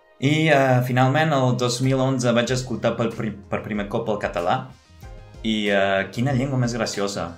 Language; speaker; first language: Catalan; non-native, learner; Spanish